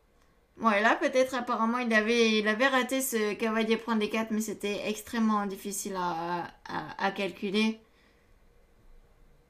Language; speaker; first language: French; native; French